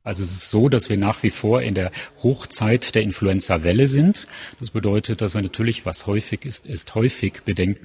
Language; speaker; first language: German; native; German